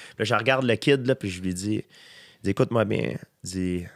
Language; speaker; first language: French; native; French